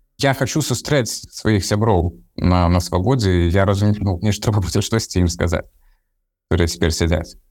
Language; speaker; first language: Belarusian; non-native, local second language; Russian